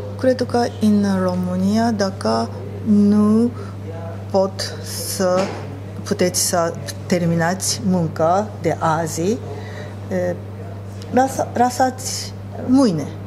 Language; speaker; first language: Romanian; non-native, learner; Japanese